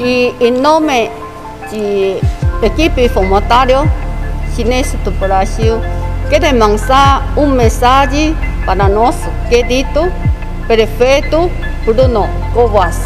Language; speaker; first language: Portuguese; non-native, learner; Chinese